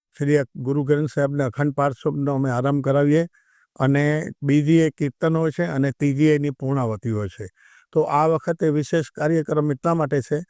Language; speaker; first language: Gujarati; non-native, local second language; Sindhi